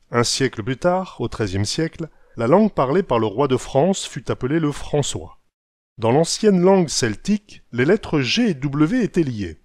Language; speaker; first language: French; native; French